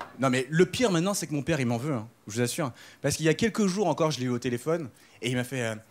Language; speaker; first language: French; early bilingual, other home language; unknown